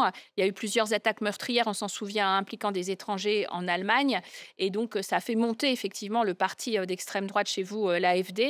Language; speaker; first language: French; native; French